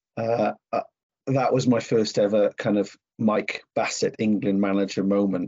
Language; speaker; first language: English; native; English